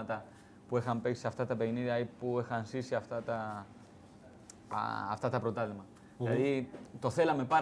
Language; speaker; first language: Greek; non-native, fluent; Spanish